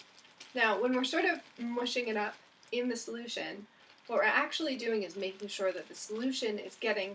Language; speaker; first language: English; native; English